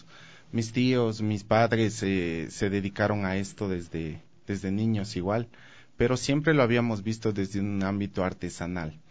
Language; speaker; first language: Spanish; native; Spanish